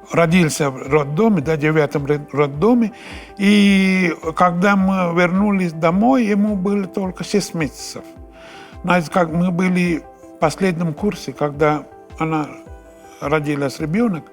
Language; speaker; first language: Russian; non-native, fluent; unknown